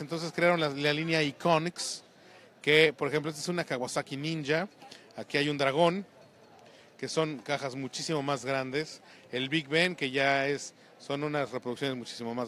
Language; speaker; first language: Spanish; native; Spanish